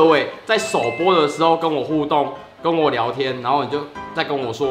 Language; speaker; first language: Chinese; native; Chinese